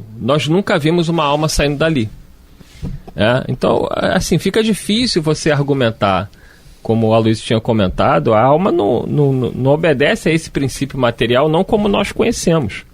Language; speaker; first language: Portuguese; native; Portuguese